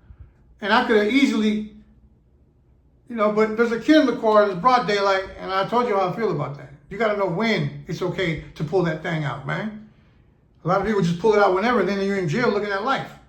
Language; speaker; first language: English; native; English